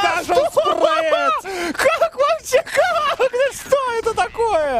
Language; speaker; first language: Russian; native; Russian